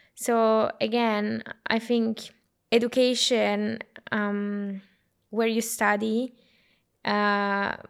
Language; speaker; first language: English; non-native, fluent; Italian